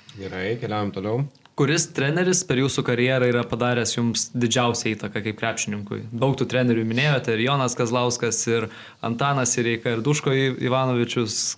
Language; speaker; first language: Lithuanian; native; Lithuanian